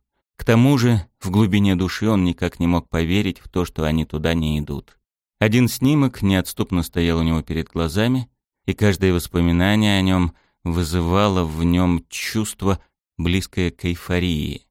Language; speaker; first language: Russian; native; Russian